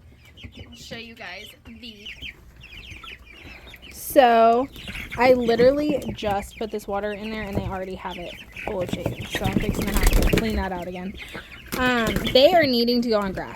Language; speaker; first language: English; native; English